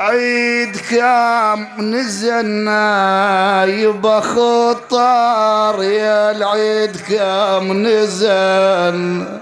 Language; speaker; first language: Arabic; native; Arabic